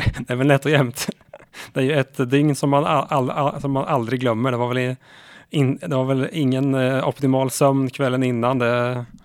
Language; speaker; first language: Swedish; native; Swedish